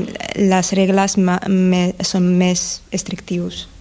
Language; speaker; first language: Catalan; non-native, learner; Russian